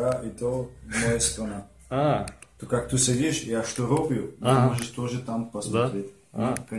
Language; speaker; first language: Russian; non-native, learner; Czech